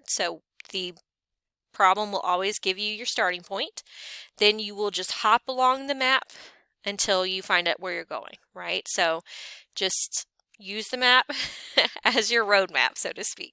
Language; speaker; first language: English; native; English